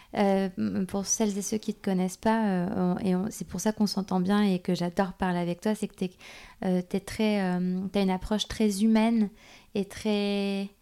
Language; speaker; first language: French; native; French